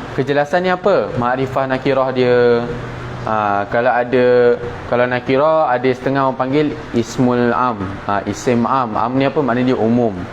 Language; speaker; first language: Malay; native; Malay